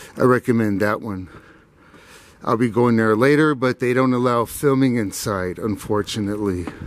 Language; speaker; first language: English; native; English